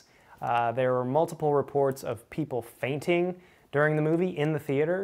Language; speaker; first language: English; native; English